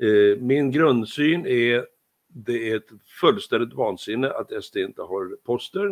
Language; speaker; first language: Swedish; native; Swedish